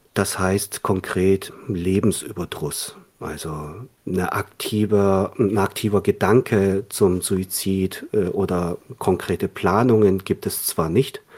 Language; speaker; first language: German; early bilingual, other home language; Korean